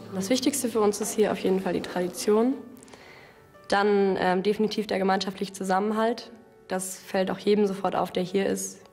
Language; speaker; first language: German; non-native, fluent; English